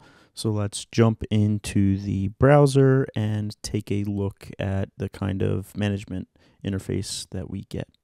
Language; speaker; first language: English; native; English